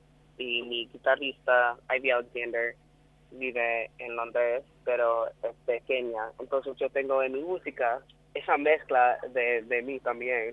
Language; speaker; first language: Spanish; non-native, learner; English